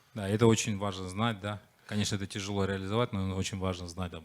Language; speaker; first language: Russian; native; Russian